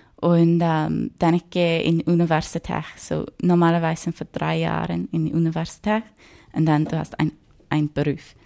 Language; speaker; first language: German; non-native, learner; English